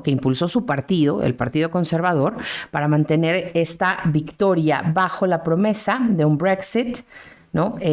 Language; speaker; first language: Spanish; native; Spanish